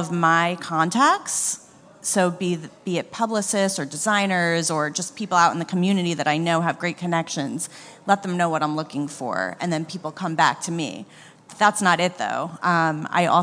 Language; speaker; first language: English; native; English